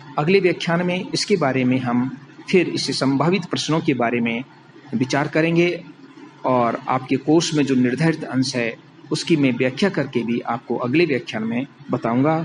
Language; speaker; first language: Hindi; native; Hindi